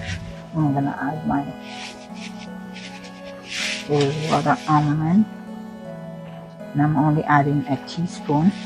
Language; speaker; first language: English; native; English